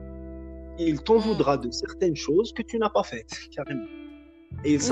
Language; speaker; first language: French; non-native, local second language; Kabyle